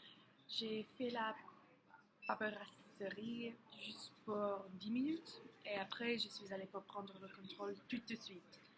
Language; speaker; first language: French; non-native, learner; English